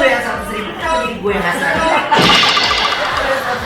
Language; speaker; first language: Indonesian; native; Indonesian